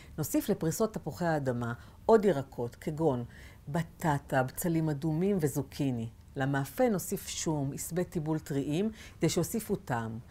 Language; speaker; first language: Hebrew; native; Hebrew